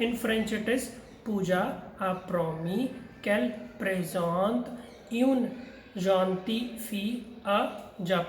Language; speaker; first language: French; non-native, learner; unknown